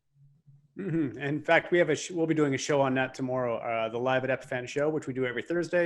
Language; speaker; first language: English; native; English